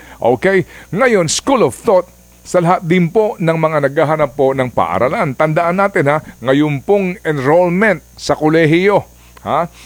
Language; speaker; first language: Filipino; non-native, local second language; Cebuano